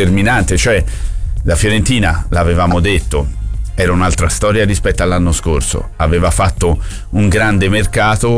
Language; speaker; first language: Italian; native; Italian